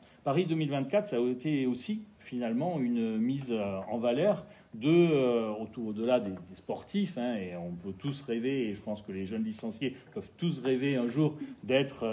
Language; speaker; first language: French; native; French